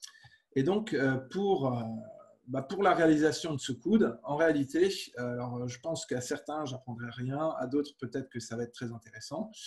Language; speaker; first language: French; native; French